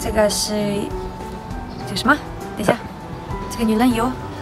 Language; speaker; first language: Chinese; non-native, learner; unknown